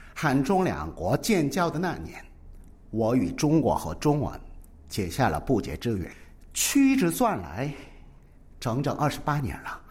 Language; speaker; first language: Chinese; non-native, fluent; Korean